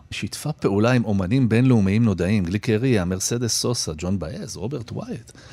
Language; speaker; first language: Hebrew; native; Hebrew